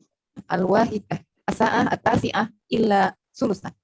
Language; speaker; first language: Arabic; non-native, learner; Indonesian